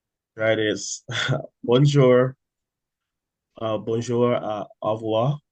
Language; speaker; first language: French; non-native, learner; English